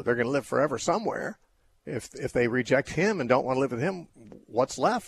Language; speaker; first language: English; native; English